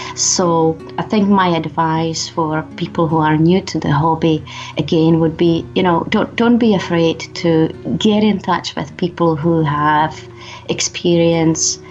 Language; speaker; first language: English; non-native, fluent; Czech